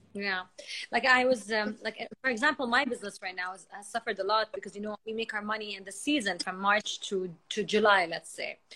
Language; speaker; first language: English; non-native, fluent; Arabic